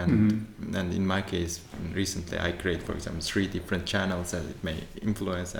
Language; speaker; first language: English; non-native, fluent; Turkmen